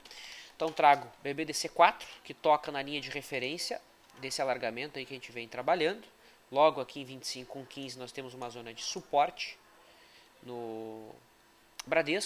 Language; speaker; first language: Portuguese; native; Portuguese